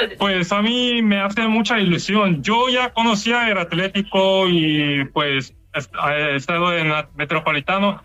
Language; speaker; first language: Spanish; non-native, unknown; Korean